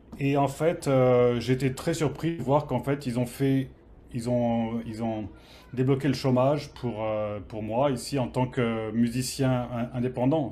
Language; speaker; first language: French; native; French